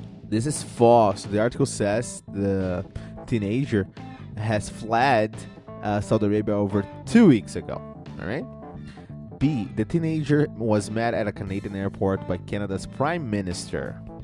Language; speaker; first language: English; non-native, fluent; Portuguese